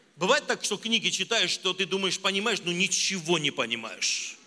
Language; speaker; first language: Russian; non-native, local second language; Armenian